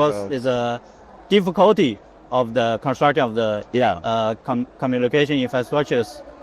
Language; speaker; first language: English; non-native, fluent; Chinese